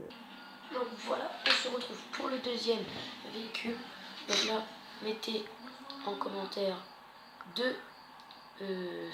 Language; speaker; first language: French; native; French